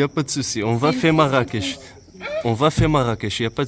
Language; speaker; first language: French; non-native, learner; Arabic